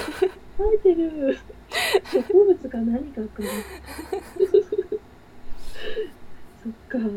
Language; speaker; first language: Japanese; native; Japanese